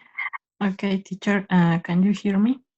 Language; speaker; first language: English; non-native, learner; Spanish